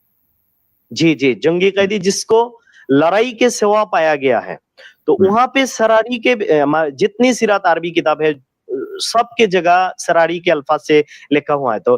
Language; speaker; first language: Hindi; non-native, learner; Bangla